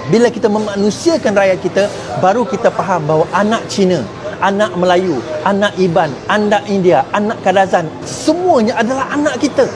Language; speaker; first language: Malay; non-native, local second language; Chinese